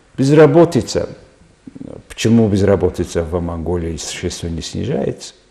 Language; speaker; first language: Russian; non-native, fluent; Mongolian